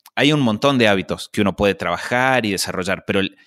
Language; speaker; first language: Spanish; native; Spanish